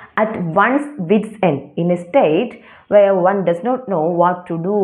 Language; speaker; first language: English; non-native, local second language; Malayalam